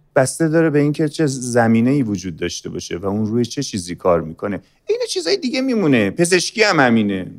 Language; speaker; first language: Persian; native; Persian